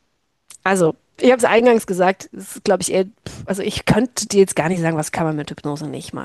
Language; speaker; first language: German; native; German